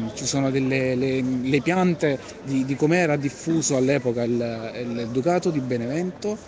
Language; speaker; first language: Italian; native; Italian